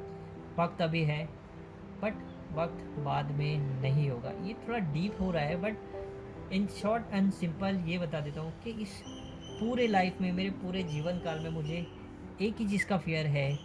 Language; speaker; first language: Hindi; native; Hindi